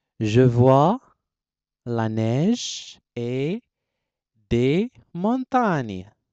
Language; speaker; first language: French; non-native, local second language; Arabic